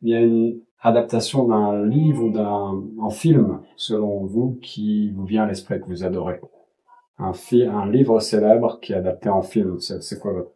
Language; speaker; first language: French; native; French